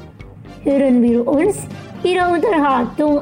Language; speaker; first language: German; non-native, fluent; Indonesian